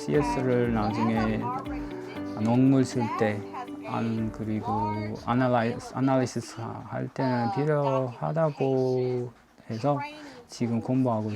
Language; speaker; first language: Korean; non-native, learner; Uzbek